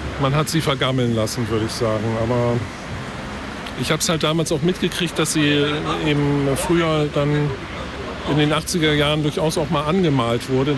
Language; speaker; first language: German; native; German